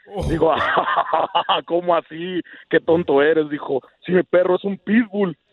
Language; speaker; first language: Spanish; native; Spanish